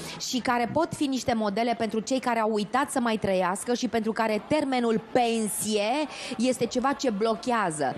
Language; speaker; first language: Romanian; native; Romanian